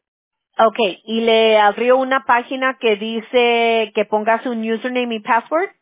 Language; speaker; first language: Spanish; early bilingual, heritage; English